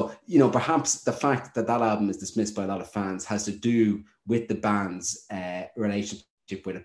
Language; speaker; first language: English; native; English